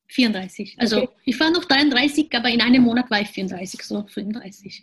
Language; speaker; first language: German; non-native, fluent; Japanese